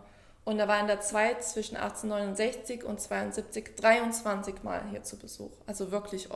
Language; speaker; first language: German; native; German